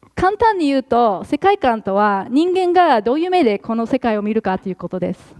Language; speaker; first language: Japanese; non-native, fluent; English